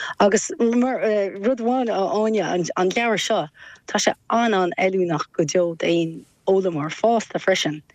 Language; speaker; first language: Irish; non-native, local second language; English